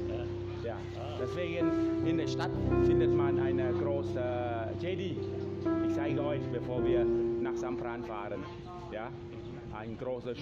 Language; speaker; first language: German; non-native, learner; Thai